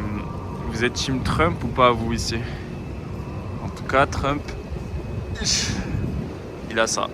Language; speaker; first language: French; native; French